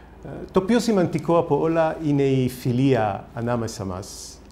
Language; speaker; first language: Greek; non-native, learner; Hebrew